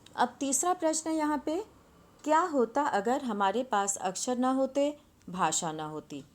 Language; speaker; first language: Hindi; native; Hindi